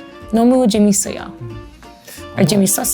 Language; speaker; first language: Korean; non-native, learner; English